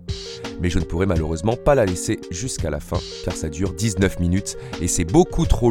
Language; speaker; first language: French; native; French